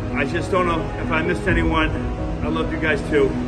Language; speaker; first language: English; native; English